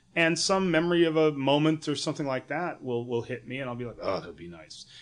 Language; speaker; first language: English; native; English